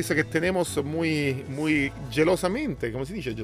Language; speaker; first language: Spanish; non-native, learner; Italian